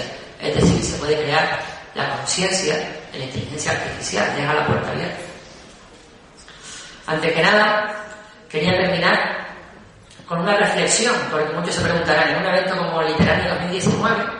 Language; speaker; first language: Spanish; native; Spanish